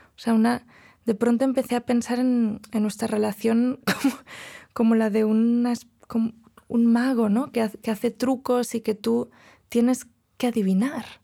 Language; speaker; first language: Spanish; non-native, local second language; Catalan